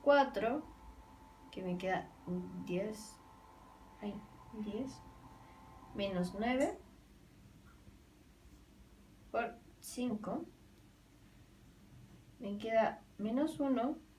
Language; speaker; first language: Spanish; native; Spanish